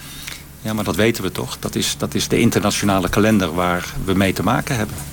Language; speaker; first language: Dutch; native; Dutch